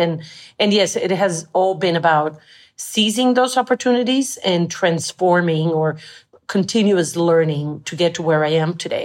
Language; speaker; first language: English; non-native, fluent; Spanish